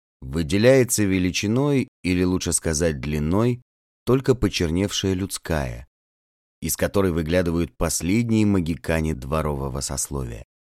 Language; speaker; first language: Russian; native; Russian